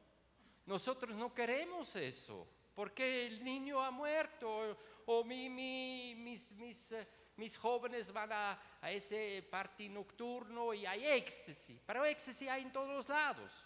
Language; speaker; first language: Spanish; non-native, learner; Swiss German